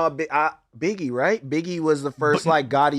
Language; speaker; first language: English; native; English